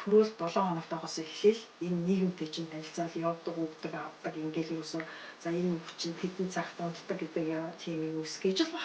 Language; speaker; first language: Mongolian; native; Mongolian